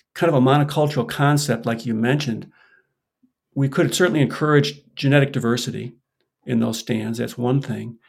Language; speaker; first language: English; native; English